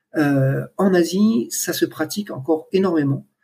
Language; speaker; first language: French; native; French